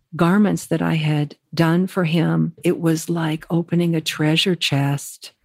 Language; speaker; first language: English; native; English